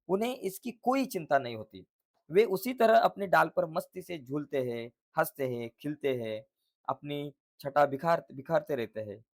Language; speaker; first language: Hindi; non-native, local second language; Marathi